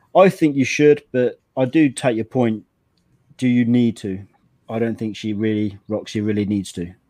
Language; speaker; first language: English; native; English